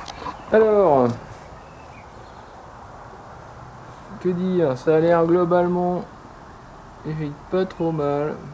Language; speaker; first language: French; native; French